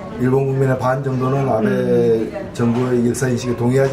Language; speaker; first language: Korean; native; Korean